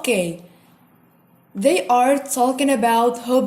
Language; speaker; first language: English; non-native, fluent; Indonesian